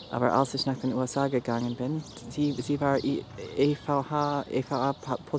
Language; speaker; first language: German; non-native, fluent; English